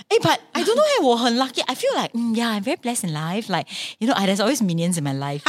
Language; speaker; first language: English; non-native, local second language; Chinese